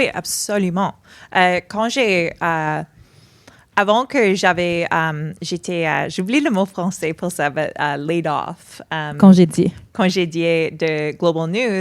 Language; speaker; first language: French; non-native, fluent; English